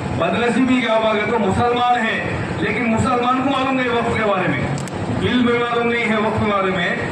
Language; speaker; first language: Urdu; native; Urdu